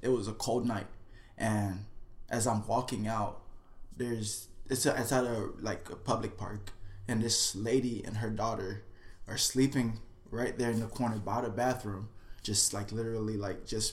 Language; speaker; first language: English; non-native, fluent; Haitian Creole